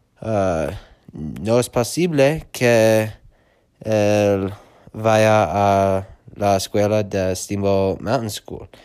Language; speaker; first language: Spanish; non-native, learner; English